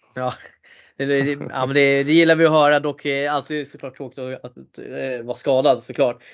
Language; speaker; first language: Swedish; native; Swedish